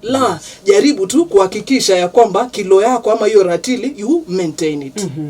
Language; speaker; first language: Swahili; non-native, local second language; Gusii